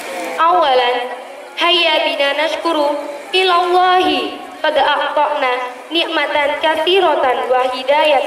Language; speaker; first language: Arabic; non-native, learner; Indonesian